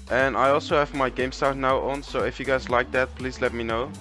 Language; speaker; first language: English; non-native, fluent; Dutch